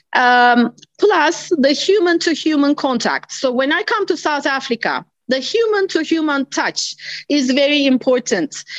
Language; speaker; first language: English; non-native, fluent; Turkish